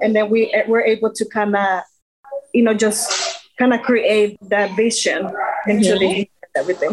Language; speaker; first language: English; non-native, fluent; Spanish